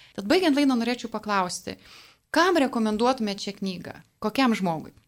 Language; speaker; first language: Lithuanian; native; Lithuanian